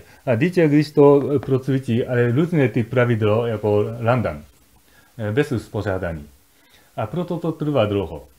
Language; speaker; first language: Czech; non-native, fluent; Japanese